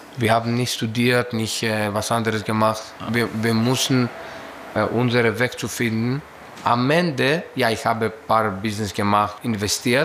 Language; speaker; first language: German; non-native, learner; Greek